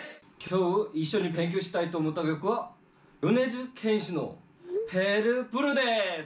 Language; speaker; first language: Japanese; non-native, fluent; Korean